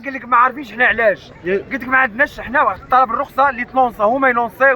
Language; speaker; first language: Arabic; native; Arabic